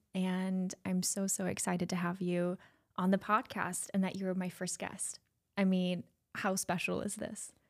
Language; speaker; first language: English; non-native, fluent; German